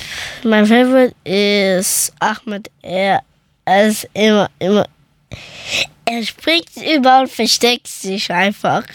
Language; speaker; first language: German; early bilingual, other home language; Persian